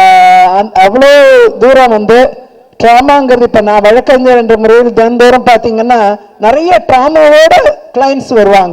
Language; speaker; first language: Tamil; native; Tamil